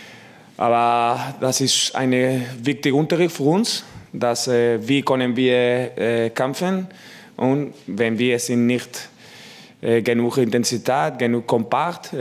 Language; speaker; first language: German; non-native, learner; Spanish